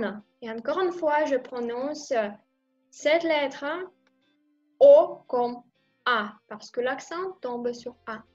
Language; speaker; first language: French; non-native, fluent; Russian